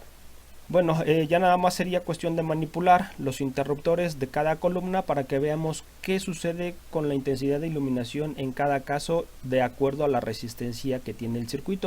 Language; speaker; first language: Spanish; native; Spanish